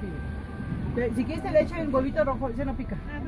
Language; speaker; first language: Spanish; native; Spanish